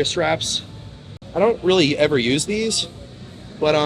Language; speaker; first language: English; native; English